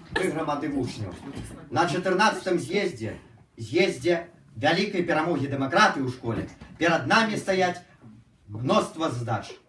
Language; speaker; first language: Belarusian; non-native, local second language; Russian